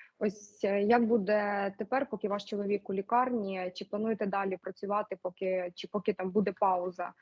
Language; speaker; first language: Ukrainian; native; Ukrainian